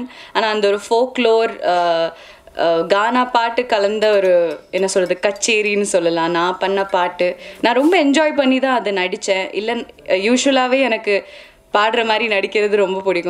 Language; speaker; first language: Tamil; non-native, local second language; Malayalam